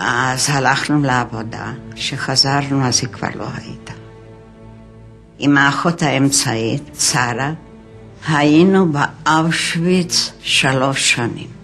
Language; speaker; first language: Hebrew; non-native, fluent; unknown